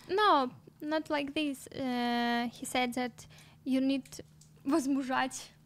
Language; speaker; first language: English; non-native, learner; Russian